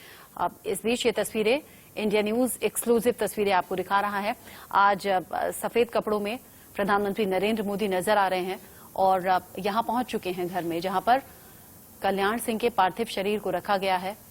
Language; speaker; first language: Hindi; native; Hindi